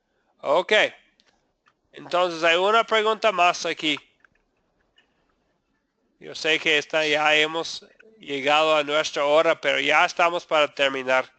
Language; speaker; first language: Spanish; non-native, fluent; English